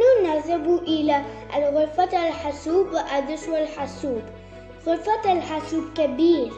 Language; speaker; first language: Arabic; non-native, learner; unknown